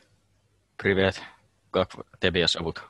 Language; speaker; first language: Russian; non-native, learner; Finnish